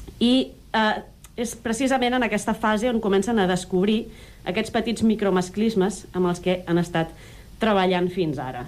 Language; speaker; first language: Catalan; native; Catalan